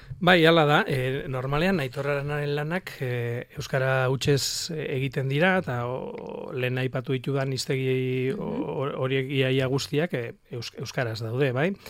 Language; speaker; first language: Basque; non-native, local second language; Spanish